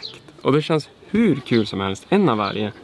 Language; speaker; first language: Swedish; native; Swedish